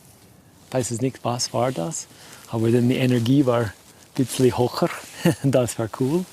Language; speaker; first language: German; non-native, learner; English